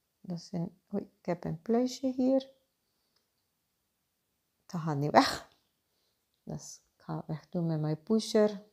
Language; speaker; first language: Dutch; non-native, fluent; Spanish